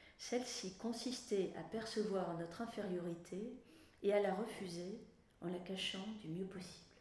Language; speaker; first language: French; native; French